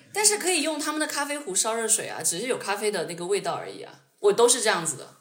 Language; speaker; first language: Chinese; native; Chinese